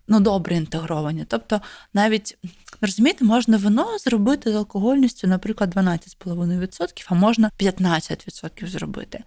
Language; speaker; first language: Ukrainian; native; Ukrainian